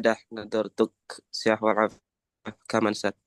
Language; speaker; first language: Arabic; non-native, learner; Indonesian